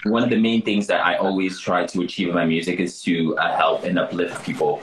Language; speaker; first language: English; early bilingual, other home language; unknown